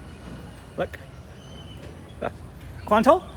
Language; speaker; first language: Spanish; non-native, learner; English